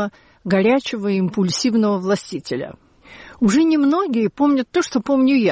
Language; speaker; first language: Russian; native; Russian